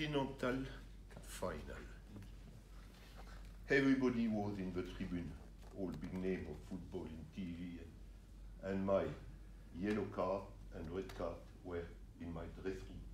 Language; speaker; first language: English; non-native, learner; French